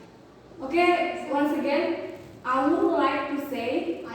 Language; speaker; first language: English; non-native, fluent; Indonesian